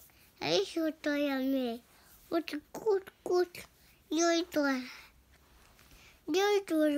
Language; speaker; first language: Russian; early bilingual, heritage; Russian